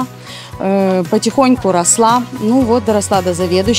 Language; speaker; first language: Russian; native; Russian